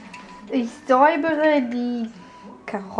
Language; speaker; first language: German; non-native, local second language; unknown